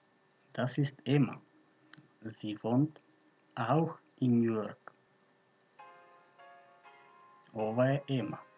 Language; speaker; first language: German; non-native, fluent; Macedonian